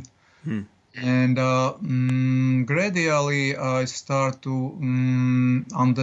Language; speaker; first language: English; non-native, learner; Latvian